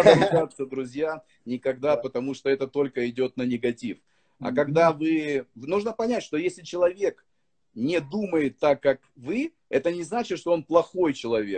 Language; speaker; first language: Russian; native; Russian